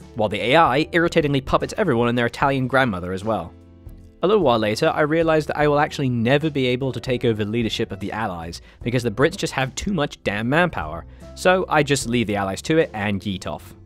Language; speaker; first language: English; native; English